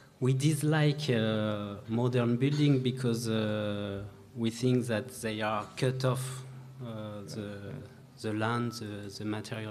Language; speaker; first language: English; non-native, learner; French